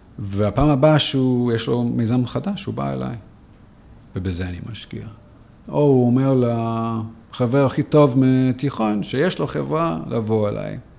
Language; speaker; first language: Hebrew; non-native, fluent; English